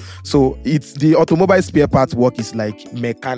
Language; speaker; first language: English; non-native, local second language; Yoruba